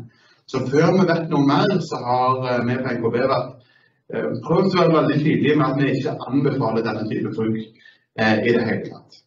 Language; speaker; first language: Norwegian; native; Norwegian